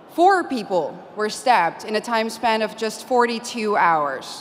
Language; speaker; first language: English; non-native, fluent; Dutch